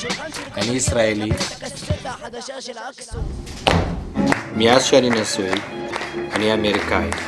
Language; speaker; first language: Hebrew; early bilingual, other home language; Amharic